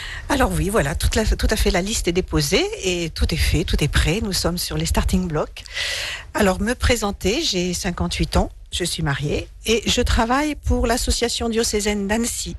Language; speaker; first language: French; native; French